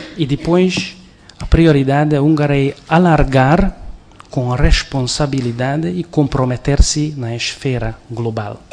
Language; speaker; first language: Portuguese; non-native, fluent; Hungarian